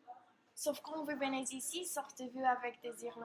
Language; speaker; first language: French; non-native, learner; English